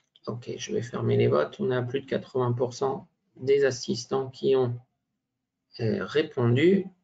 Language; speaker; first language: French; native; French